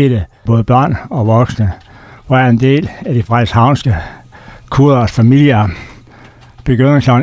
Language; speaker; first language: Danish; native; Danish